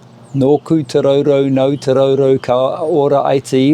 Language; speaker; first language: Māori; non-native, local second language; English